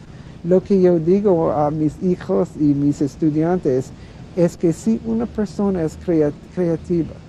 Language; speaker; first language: Spanish; non-native, fluent; English